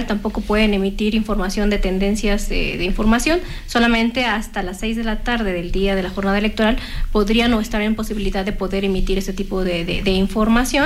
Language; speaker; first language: Spanish; native; Spanish